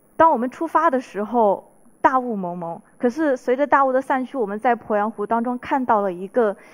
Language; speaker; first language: Chinese; native; Chinese